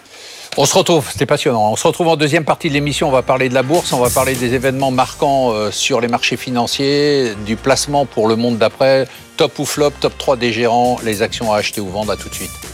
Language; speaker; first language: French; native; French